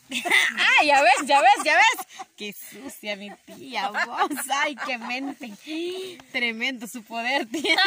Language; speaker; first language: Spanish; native; Spanish